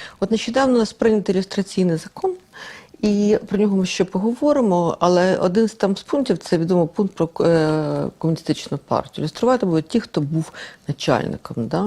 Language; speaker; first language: Ukrainian; non-native, local second language; Russian